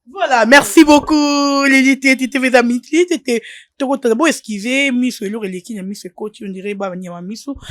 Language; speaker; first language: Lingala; native; Lingala